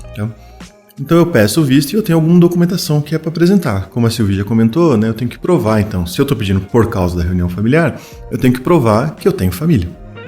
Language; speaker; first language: Portuguese; native; Portuguese